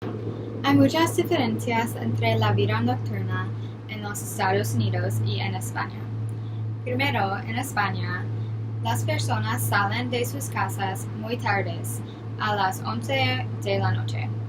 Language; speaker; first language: Spanish; non-native, learner; English